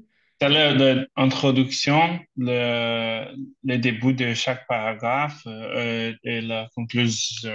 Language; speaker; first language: French; non-native, learner; Portuguese